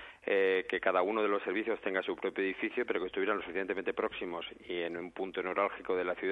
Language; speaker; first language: Spanish; native; Spanish